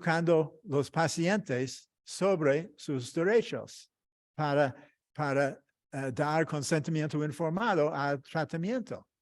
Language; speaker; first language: Spanish; non-native, fluent; English